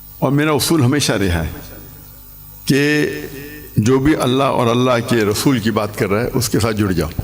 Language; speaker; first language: Urdu; non-native, local second language; English